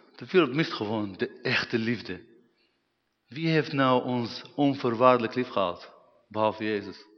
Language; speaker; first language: Dutch; non-native, fluent; Arabic